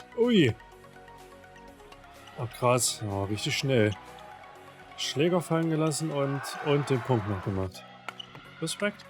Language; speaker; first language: German; native; German